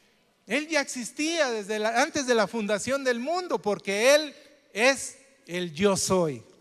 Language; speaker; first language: Spanish; native; Spanish